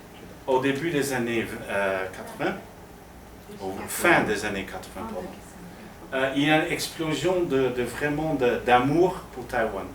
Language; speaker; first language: French; non-native, fluent; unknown